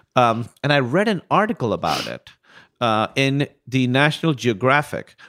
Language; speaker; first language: English; non-native, local second language; Urdu